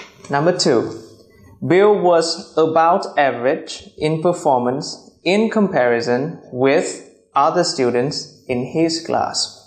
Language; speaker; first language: English; non-native, fluent; Vietnamese